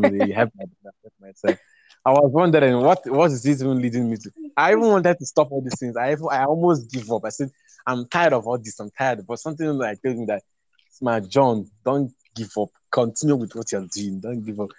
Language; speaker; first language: English; non-native, local second language; Igbo